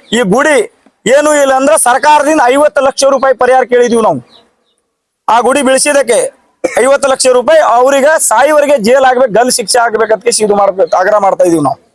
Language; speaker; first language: Kannada; non-native, local second language; Lambadi